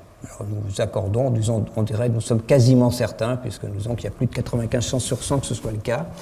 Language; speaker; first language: French; native; French